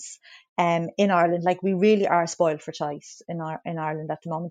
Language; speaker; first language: English; native; English